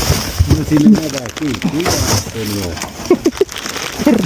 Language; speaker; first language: Spanish; non-native, learner; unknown